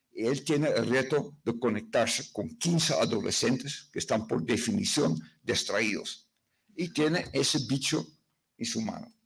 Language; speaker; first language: Spanish; non-native, fluent; Dutch